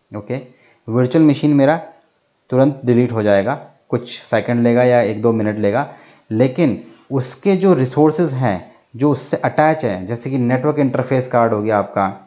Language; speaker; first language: Hindi; native; Hindi